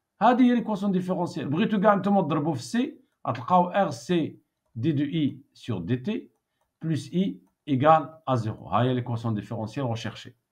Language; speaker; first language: French; non-native, local second language; Arabic